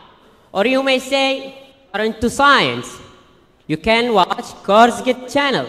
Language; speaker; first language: English; non-native, fluent; Arabic